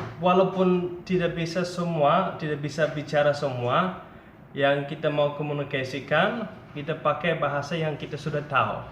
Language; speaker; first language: Indonesian; non-native, fluent; English